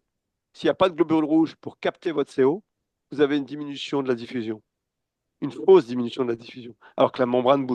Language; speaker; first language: French; native; French